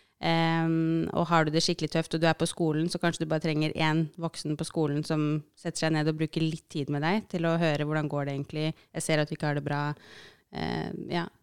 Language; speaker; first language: Norwegian; early bilingual, other home language; Arabic